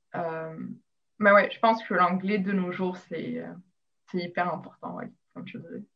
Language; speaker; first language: French; non-native, local second language; Arabic